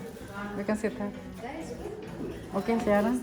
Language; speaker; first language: English; non-native, local second language; Filipino